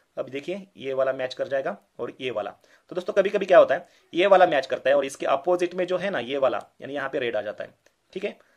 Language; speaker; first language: Hindi; non-native, local second language; Marathi